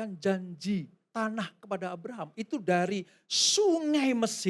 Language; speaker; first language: Indonesian; native; Indonesian